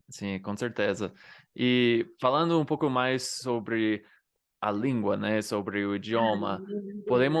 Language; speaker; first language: Portuguese; non-native, fluent; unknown